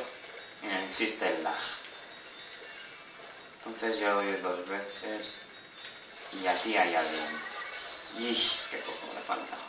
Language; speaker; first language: Spanish; native; Spanish